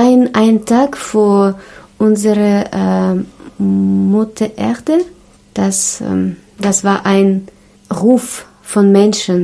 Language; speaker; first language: German; non-native, learner; Russian